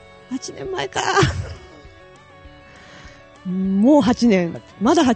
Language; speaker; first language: Japanese; native; Japanese